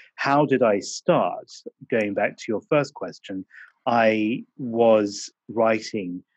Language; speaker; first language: English; native; English